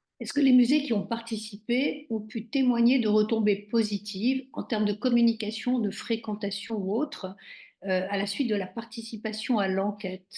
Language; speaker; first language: French; native; French